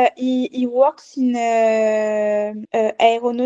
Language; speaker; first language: English; non-native, learner; French